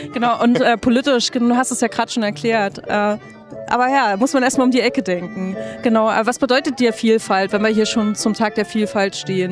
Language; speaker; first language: German; native; German